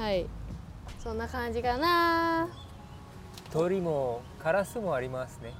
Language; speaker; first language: Japanese; non-native, learner; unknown